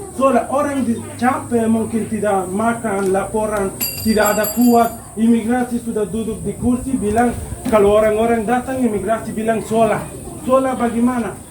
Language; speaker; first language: Indonesian; non-native, learner; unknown